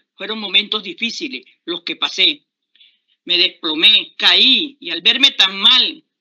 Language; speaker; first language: Spanish; native; Spanish